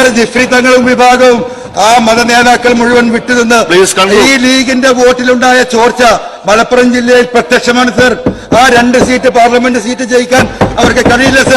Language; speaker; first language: Malayalam; native; Malayalam